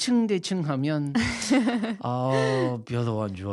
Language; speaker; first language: Korean; non-native, fluent; English